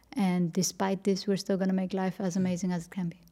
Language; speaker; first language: English; non-native, fluent; Dutch